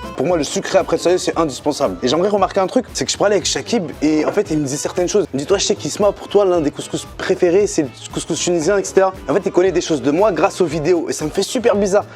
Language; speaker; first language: French; early bilingual, other home language; Riffian